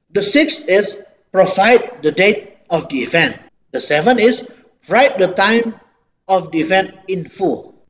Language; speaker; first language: English; non-native, fluent; Indonesian